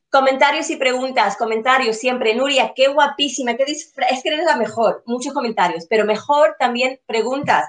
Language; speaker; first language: Spanish; native; Spanish